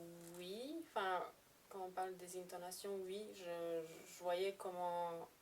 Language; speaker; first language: French; non-native, fluent; Serbian